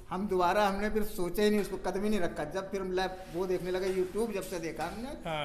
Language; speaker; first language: Hindi; native; Hindi